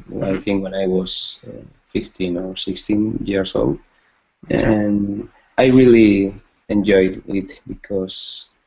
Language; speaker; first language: English; non-native, learner; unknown